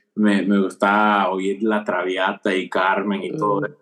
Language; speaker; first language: Spanish; early bilingual, heritage; Spanish